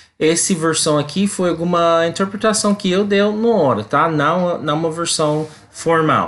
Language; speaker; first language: Portuguese; non-native, learner; English